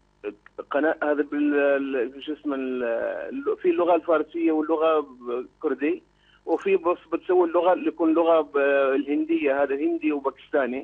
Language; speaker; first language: Arabic; non-native, learner; Urdu